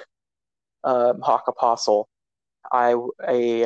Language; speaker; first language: English; native; English